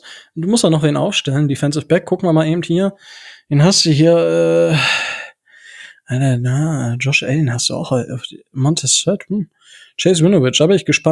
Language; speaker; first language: German; native; German